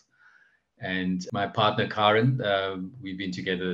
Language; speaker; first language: English; native; English